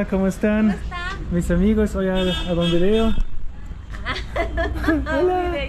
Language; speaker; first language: Spanish; non-native, learner; German